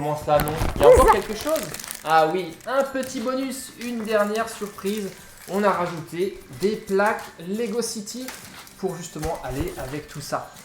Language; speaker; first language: French; native; French